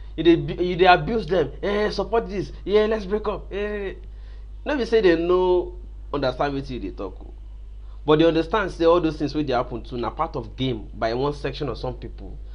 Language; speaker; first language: Nigerian Pidgin; non-native, local second language; Yoruba